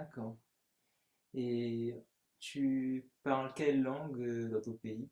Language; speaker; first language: French; native; French